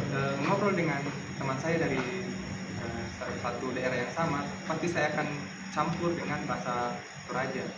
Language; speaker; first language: Indonesian; non-native, local second language; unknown